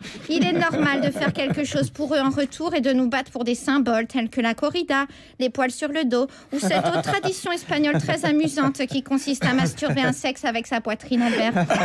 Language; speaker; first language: French; native; French